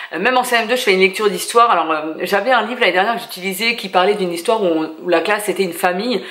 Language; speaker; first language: French; native; French